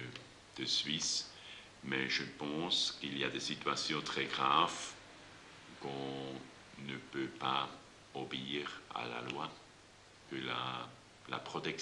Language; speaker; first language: French; non-native, fluent; German